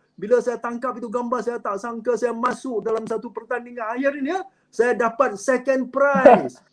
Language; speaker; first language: Malay; non-native, local second language; Cantonese